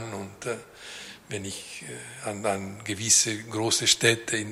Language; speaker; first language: German; non-native, fluent; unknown